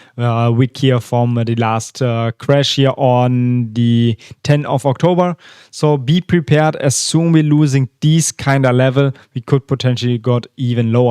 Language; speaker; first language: English; non-native, fluent; German